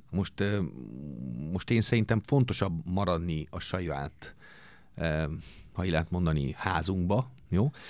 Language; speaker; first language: Hungarian; non-native, fluent; Italian